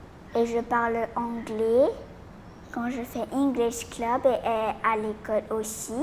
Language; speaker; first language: French; non-native, learner; Chinese